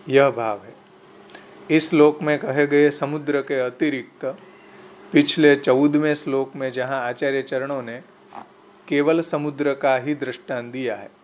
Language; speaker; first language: Hindi; non-native, local second language; Gujarati